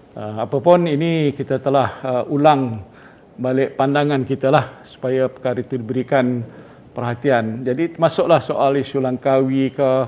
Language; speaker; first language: Malay; native; Malay